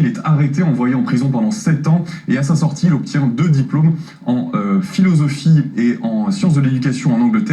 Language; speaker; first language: French; native; French